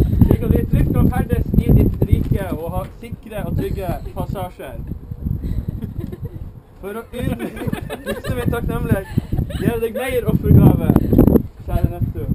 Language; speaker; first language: Norwegian; native; Norwegian